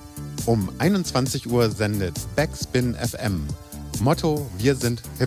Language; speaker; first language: German; native; German